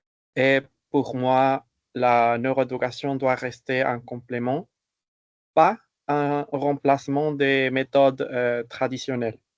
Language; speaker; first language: French; non-native, fluent; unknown